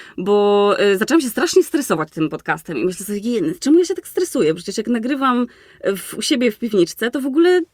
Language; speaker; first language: Polish; native; Polish